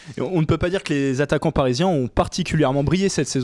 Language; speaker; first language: French; native; French